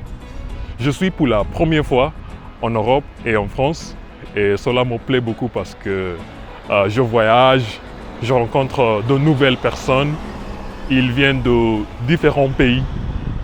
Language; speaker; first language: French; non-native, learner; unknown